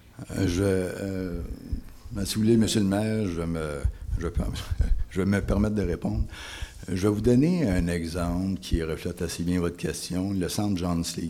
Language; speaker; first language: French; native; French